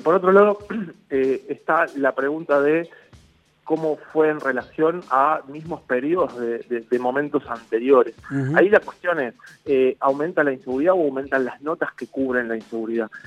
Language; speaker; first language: Spanish; native; Spanish